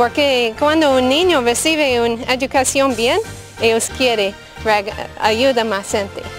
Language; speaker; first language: Spanish; non-native, learner; English